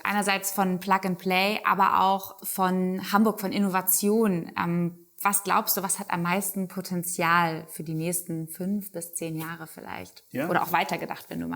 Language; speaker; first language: German; native; German